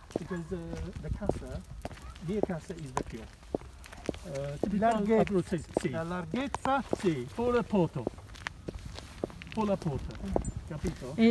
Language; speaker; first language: Italian; non-native, learner; English